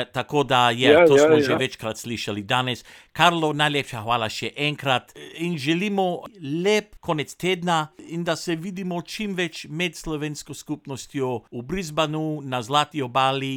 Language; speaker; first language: Slovenian; non-native, local second language; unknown